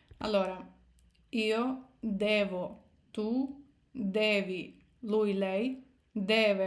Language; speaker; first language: Italian; non-native, fluent; Ukrainian